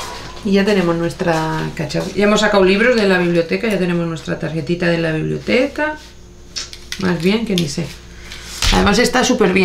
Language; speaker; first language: Spanish; native; Spanish